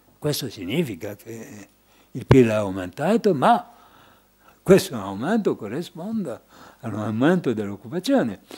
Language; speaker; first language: Italian; non-native, fluent; French